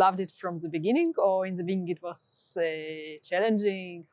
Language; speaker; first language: English; non-native, fluent; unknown